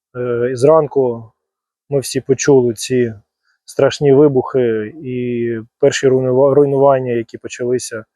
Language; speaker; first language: Ukrainian; non-native, local second language; Russian